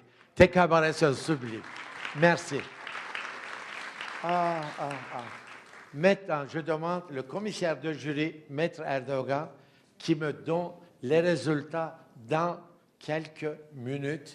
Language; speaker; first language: French; non-native, fluent; Turkish